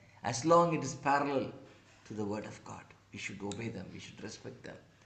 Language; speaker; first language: English; non-native, local second language; Tamil